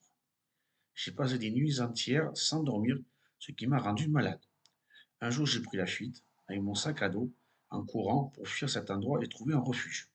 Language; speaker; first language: French; native; French